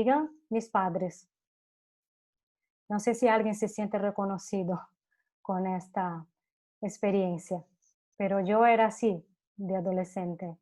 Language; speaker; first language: Spanish; non-native, fluent; Portuguese